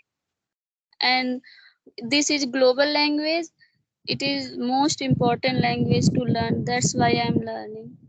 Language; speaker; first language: English; non-native, learner; Hindi